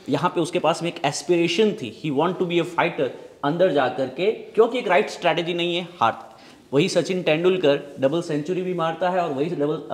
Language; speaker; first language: Hindi; native; Hindi